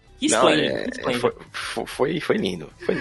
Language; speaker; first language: Portuguese; native; Portuguese